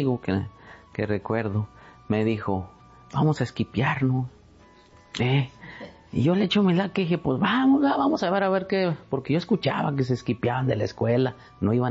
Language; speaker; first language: Spanish; native; Spanish